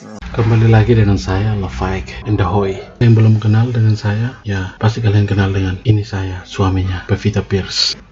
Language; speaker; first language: Indonesian; native; Indonesian